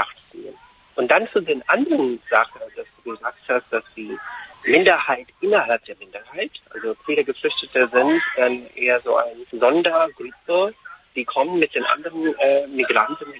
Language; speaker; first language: German; non-native, fluent; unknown